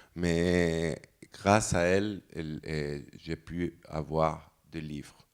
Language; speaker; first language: French; non-native, fluent; Spanish